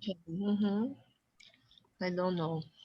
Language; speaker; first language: English; non-native, learner; Portuguese